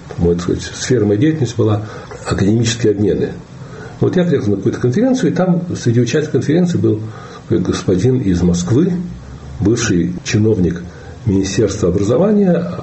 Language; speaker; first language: Russian; native; Russian